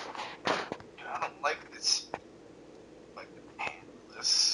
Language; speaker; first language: English; native; English